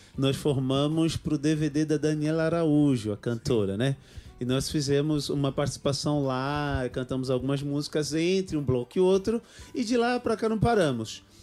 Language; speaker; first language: Portuguese; native; Portuguese